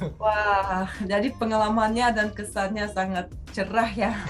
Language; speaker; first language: Indonesian; non-native, fluent; Russian